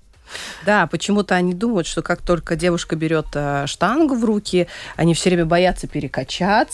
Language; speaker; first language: Russian; native; Russian